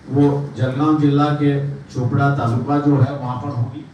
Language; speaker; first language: Hindi; non-native, local second language; Marathi